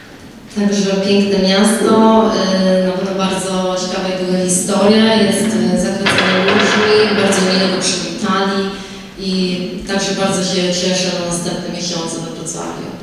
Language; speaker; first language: Polish; early bilingual, heritage; Polish